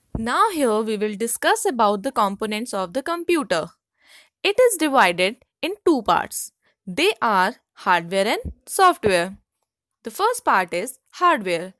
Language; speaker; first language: English; non-native, local second language; Hindi